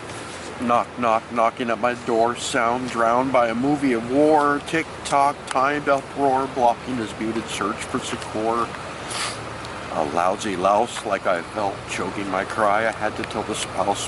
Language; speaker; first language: English; native; English